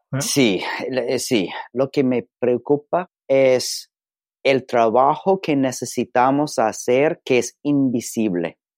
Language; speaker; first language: Spanish; non-native, learner; English